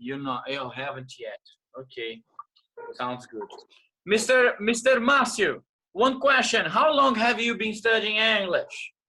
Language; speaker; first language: English; non-native, fluent; Portuguese